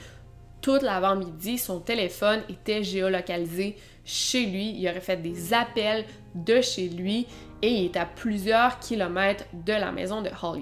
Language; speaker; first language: French; native; French